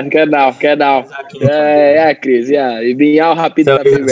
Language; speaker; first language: German; non-native, learner; Portuguese